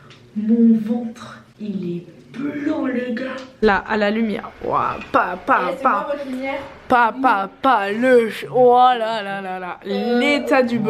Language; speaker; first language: French; native; French